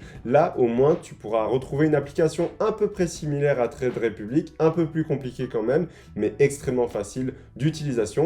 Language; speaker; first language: French; native; French